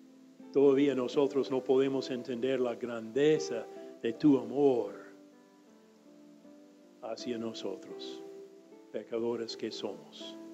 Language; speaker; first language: Spanish; non-native, fluent; English